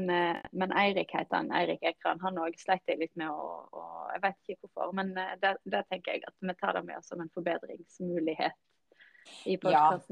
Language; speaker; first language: Norwegian; native; Norwegian